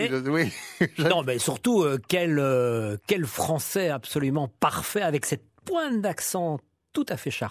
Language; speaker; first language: French; native; French